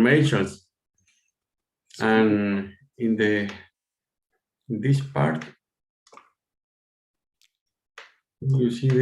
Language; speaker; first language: English; non-native, learner; Spanish